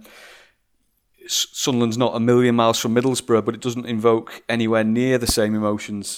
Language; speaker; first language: English; native; English